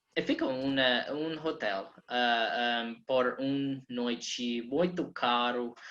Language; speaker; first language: Portuguese; non-native, learner; English